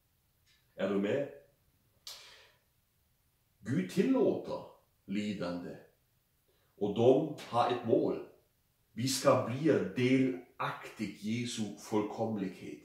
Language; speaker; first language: Swedish; non-native, fluent; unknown